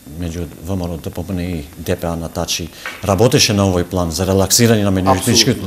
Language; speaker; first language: Macedonian; non-native, local second language; Albanian